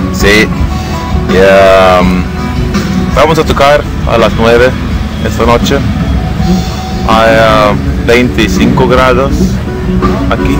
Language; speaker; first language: Spanish; non-native, learner; Swedish